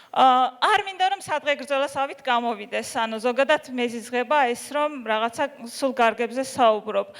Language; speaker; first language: Georgian; non-native, local second language; Azerbaijani